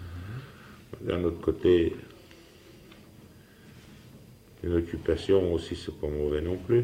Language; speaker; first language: French; native; French